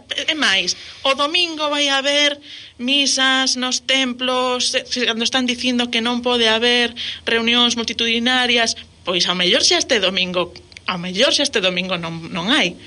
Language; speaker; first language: Galician; native; Galician